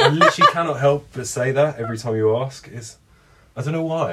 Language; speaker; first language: English; native; English